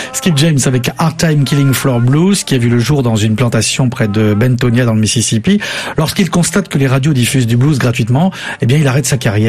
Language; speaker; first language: French; native; French